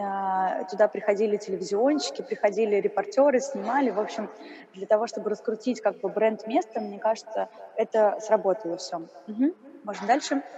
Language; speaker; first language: Russian; native; Russian